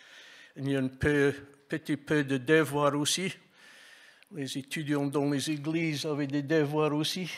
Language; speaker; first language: French; non-native, fluent; English